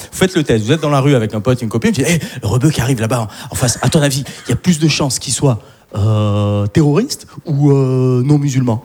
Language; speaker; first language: French; early bilingual, other home language; Arabic